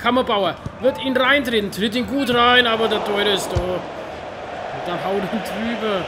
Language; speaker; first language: German; native; German